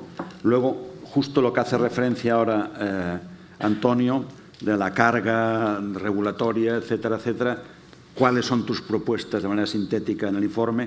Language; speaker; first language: Spanish; native; Spanish